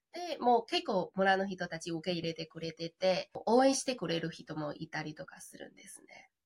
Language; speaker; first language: Japanese; non-native, fluent; Chinese